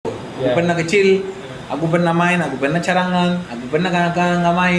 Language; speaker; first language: Indonesian; non-native, fluent; Spanish